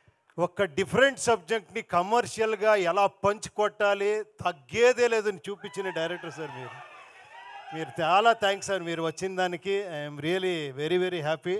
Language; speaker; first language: Telugu; non-native, local second language; Kannada